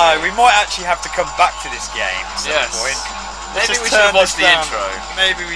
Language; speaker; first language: English; native; English